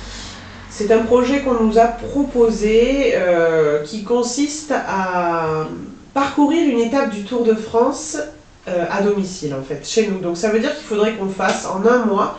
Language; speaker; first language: French; native; French